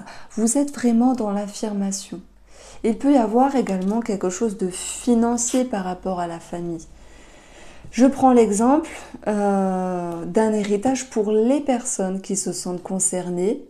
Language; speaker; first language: French; native; French